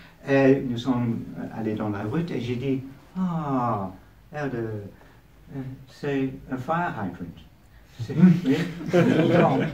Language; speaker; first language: French; non-native, learner; English